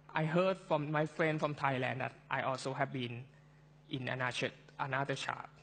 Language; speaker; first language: English; non-native, fluent; Thai